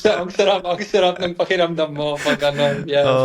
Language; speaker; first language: Filipino; non-native, fluent; English